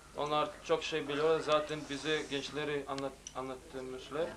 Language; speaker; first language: Turkish; non-native, learner; Bosnian